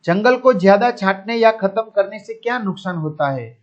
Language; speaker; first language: Hindi; non-native, local second language; Gujarati